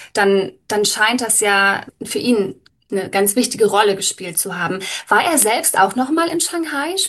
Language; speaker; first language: German; native; German